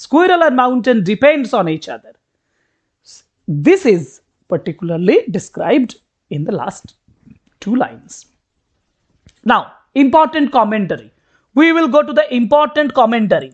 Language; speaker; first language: English; non-native, local second language; Bangla